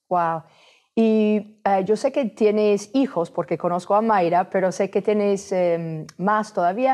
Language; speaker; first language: Spanish; non-native, fluent; English